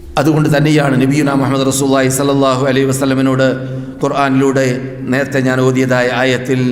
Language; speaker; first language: Malayalam; native; Malayalam